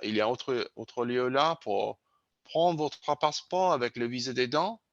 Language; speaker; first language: French; non-native, learner; English